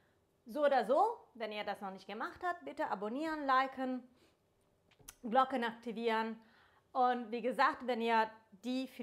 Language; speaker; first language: German; non-native, fluent; Italian